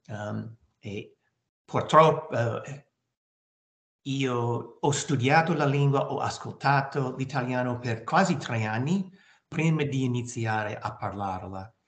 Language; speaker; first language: Italian; non-native, learner; English